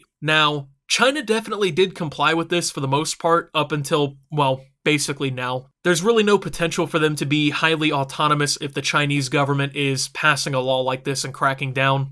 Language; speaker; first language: English; native; English